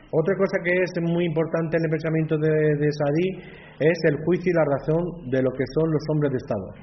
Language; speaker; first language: Spanish; native; Spanish